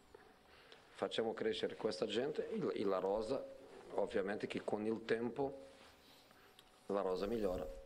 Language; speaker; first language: Italian; non-native, fluent; Portuguese